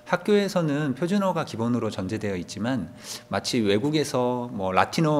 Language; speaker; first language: Korean; native; Korean